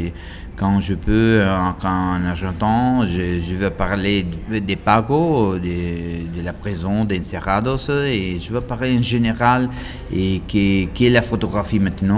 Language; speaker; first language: French; non-native, learner; Italian